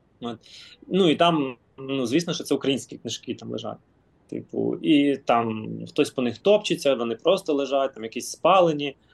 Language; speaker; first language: Ukrainian; non-native, local second language; Russian